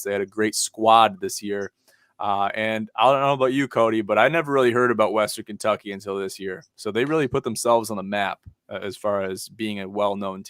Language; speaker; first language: English; native; English